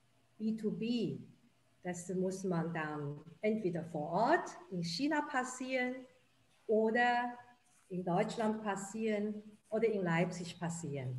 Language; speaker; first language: German; non-native, fluent; Chinese